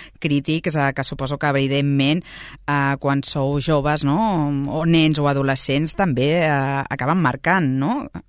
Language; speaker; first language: Catalan; native; Catalan